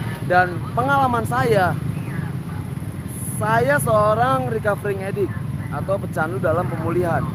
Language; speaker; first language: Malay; non-native, local second language; Sundanese